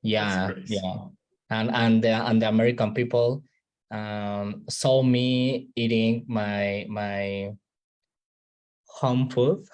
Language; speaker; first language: English; non-native, learner; Spanish